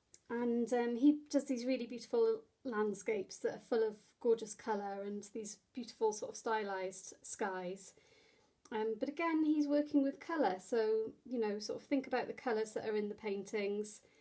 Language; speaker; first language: English; native; English